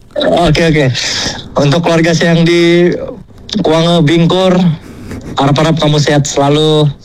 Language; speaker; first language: Malay; native; Malay